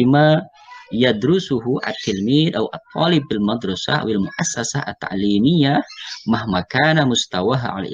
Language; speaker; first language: Arabic; non-native, fluent; Indonesian